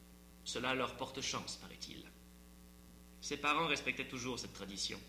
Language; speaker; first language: French; native; French